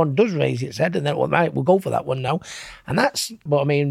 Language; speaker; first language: English; native; English